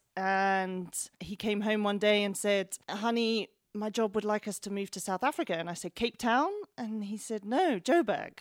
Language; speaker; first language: English; native; English